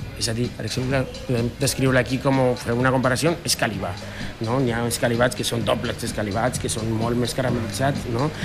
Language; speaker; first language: Catalan; non-native, fluent; Spanish